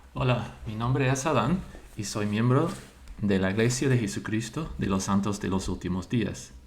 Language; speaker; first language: Spanish; non-native, fluent; English